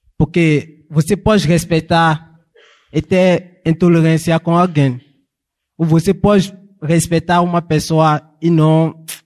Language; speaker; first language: Portuguese; non-native, fluent; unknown